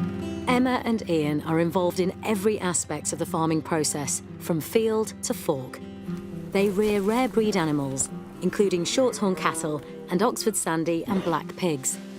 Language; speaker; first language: English; native; English